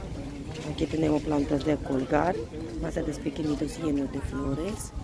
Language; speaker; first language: Spanish; non-native, fluent; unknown